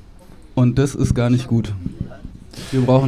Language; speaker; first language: German; native; German